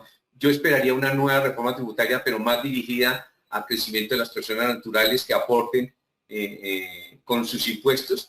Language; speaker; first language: Spanish; native; Spanish